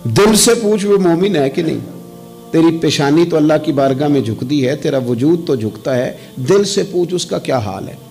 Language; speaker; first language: Urdu; non-native, local second language; Punjabi